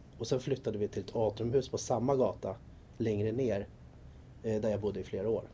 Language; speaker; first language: Swedish; native; Swedish